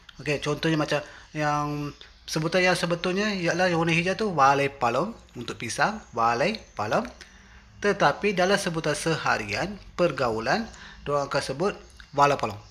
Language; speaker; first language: Malay; native; Malay